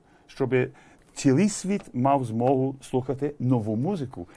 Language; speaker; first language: Ukrainian; early bilingual, heritage; English